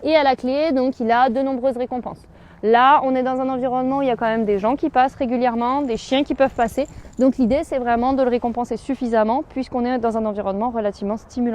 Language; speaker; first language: French; native; French